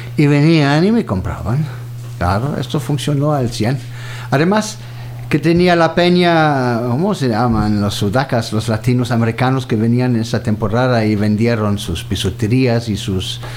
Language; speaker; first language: Spanish; non-native, fluent; German